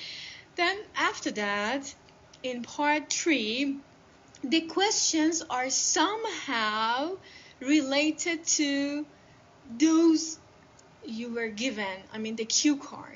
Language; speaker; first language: English; non-native, fluent; Persian